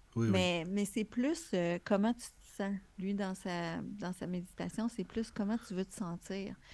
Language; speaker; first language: French; native; French